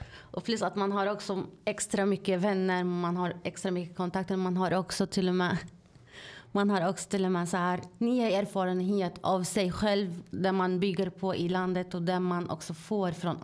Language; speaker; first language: Swedish; early bilingual, other home language; Arabic